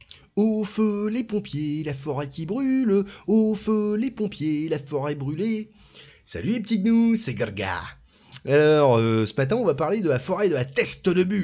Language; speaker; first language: French; native; French